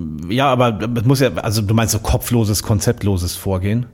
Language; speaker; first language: German; native; German